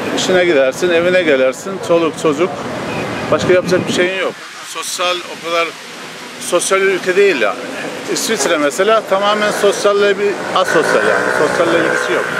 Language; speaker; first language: Turkish; native; Turkish